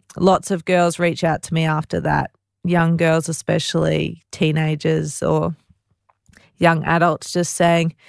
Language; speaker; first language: English; native; English